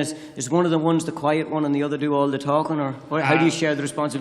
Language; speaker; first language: English; native; English